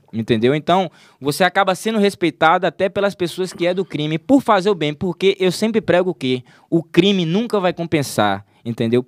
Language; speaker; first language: Portuguese; native; Portuguese